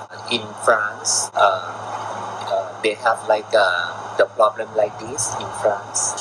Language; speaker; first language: English; non-native, learner; Thai